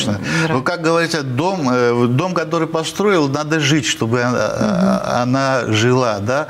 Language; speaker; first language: Russian; non-native, fluent; Armenian